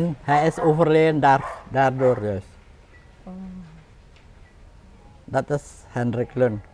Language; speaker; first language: Dutch; non-native, fluent; Indonesian